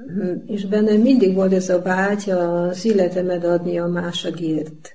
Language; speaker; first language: Hungarian; non-native, learner; Polish